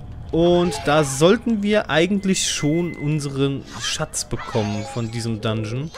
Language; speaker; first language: German; native; German